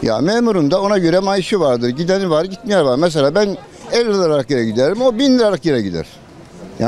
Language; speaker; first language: Turkish; native; Turkish